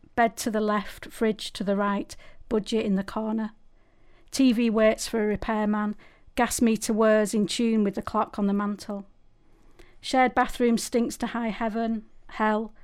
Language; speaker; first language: English; native; English